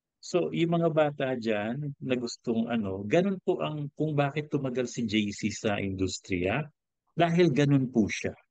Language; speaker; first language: Filipino; native; Filipino